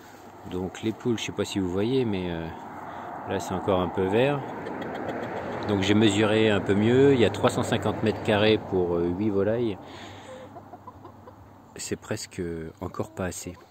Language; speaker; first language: French; native; French